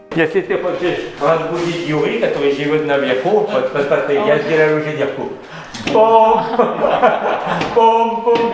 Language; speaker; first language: Russian; non-native, learner; French